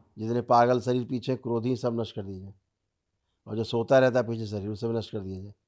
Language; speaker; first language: Hindi; native; Hindi